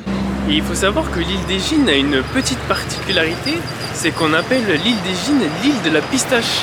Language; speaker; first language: French; native; French